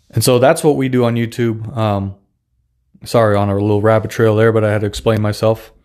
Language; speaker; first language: English; non-native, fluent; Russian